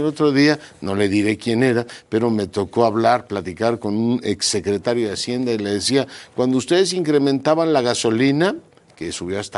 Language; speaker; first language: Spanish; native; Spanish